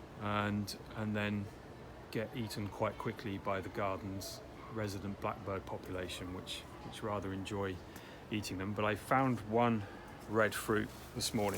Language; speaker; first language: English; native; English